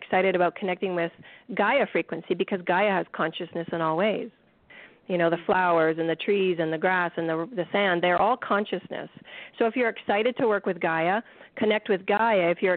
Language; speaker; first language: English; native; English